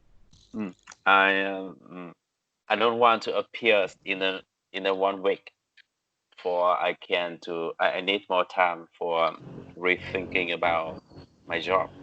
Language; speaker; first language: English; non-native, learner; Vietnamese